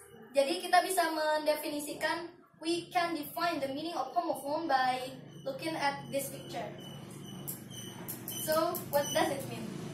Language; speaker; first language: English; non-native, fluent; Indonesian